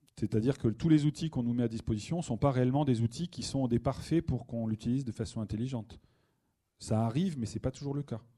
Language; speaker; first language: French; native; French